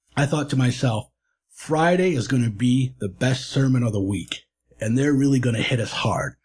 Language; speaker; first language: English; native; English